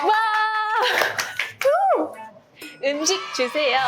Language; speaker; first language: Korean; non-native, fluent; Chinese